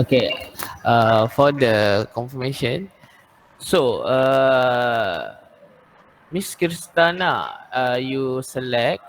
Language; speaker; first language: English; non-native, learner; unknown